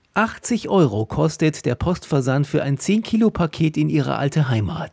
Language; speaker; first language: German; native; German